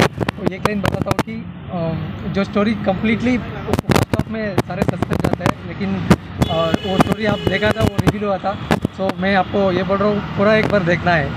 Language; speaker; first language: Hindi; non-native, local second language; Kannada